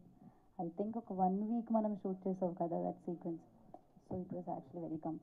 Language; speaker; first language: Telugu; non-native, learner; Malayalam